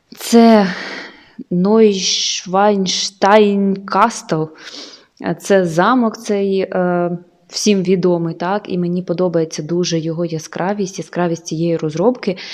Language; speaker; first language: Ukrainian; native; Ukrainian